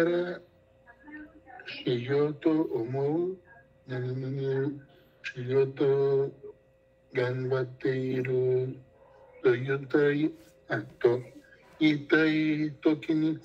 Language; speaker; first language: Japanese; non-native, learner; Spanish